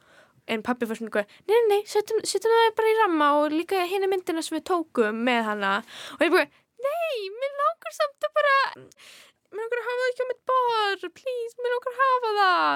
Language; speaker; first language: Icelandic; early bilingual, heritage; Icelandic